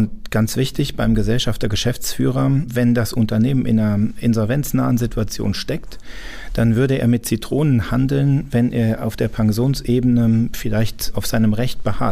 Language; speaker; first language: German; native; German